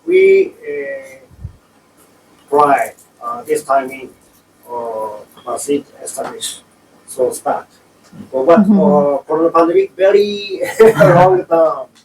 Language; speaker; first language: English; non-native, learner; Japanese